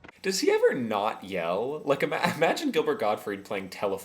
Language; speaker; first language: English; native; English